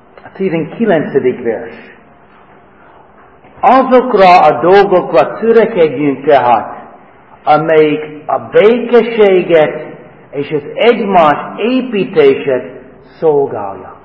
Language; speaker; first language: Hungarian; non-native, fluent; English